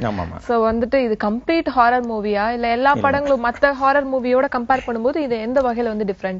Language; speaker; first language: Tamil; native; Tamil